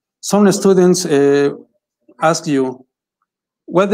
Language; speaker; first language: English; non-native, learner; Spanish